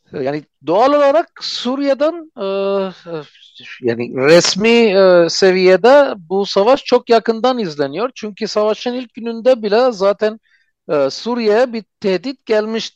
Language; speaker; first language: Turkish; non-native, fluent; Armenian